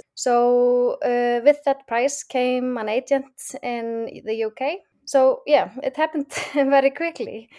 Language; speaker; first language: English; non-native, fluent; Icelandic